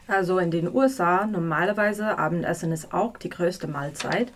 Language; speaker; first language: German; non-native, learner; English